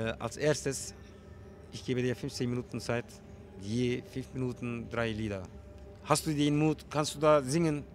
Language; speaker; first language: German; early bilingual, other home language; Turkish